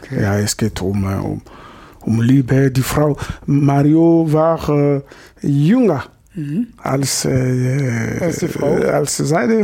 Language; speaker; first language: German; non-native, fluent; Lingala